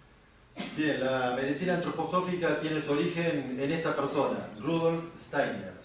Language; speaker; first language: Spanish; native; Spanish